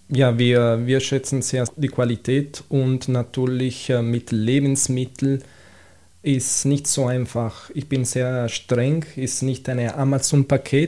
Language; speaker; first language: German; non-native, fluent; Italian